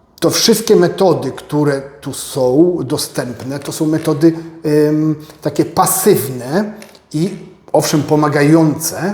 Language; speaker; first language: Polish; native; Polish